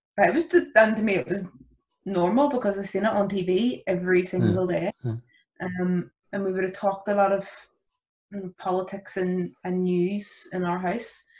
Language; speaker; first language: English; native; English